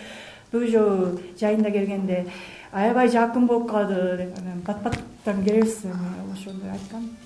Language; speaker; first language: Kyrgyz; non-native, learner; Japanese